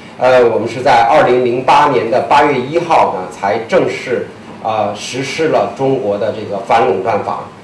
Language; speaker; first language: Chinese; native; Chinese